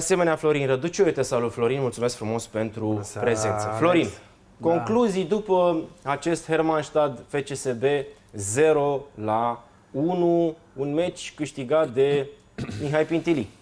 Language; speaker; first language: Romanian; native; Romanian